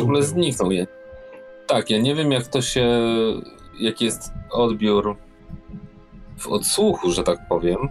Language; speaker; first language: Polish; native; Polish